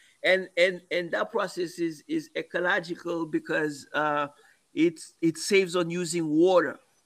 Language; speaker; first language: English; non-native, fluent; Haitian Creole